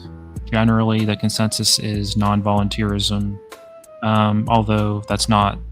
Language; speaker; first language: English; native; English